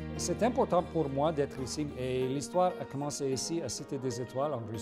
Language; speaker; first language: French; non-native, local second language; English